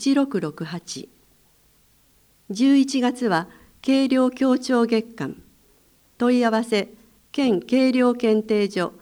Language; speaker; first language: Japanese; native; Japanese